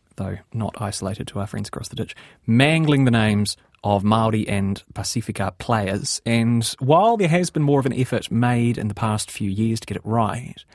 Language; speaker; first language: English; native; English